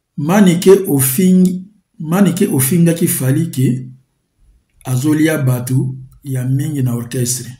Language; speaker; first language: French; non-native, local second language; Lingala